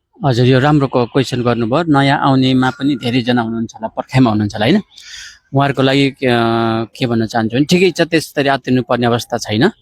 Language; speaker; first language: Nepali; native; Nepali